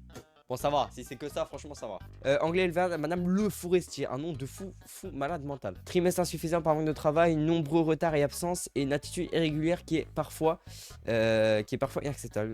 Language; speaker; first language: French; native; French